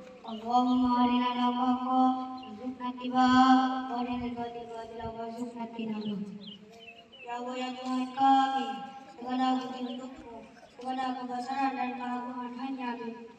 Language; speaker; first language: Indonesian; native; Indonesian